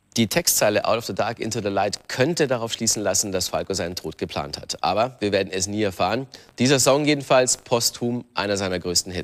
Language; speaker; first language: German; native; German